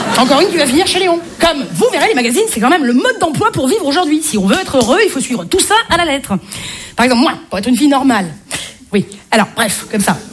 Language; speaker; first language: French; native; French